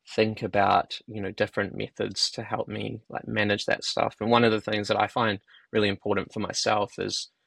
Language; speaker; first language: English; native; English